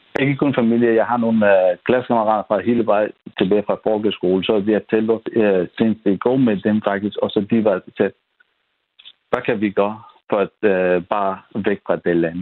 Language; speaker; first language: Danish; non-native, fluent; Persian